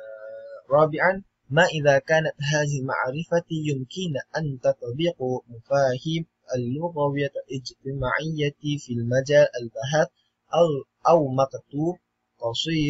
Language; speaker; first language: Arabic; non-native, learner; Malay